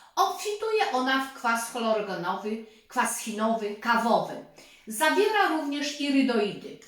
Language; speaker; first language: Polish; native; Polish